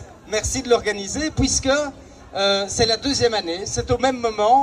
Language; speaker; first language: French; native; French